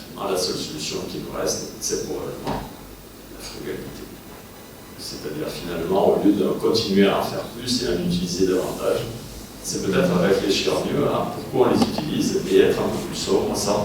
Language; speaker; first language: French; native; French